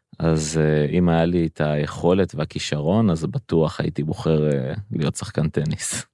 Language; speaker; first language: Hebrew; native; Hebrew